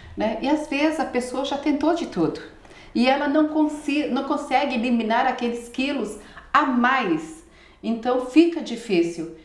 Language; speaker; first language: Portuguese; native; Portuguese